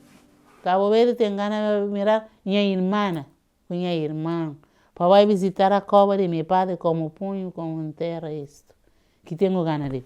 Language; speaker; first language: Portuguese; non-native, learner; Kabuverdianu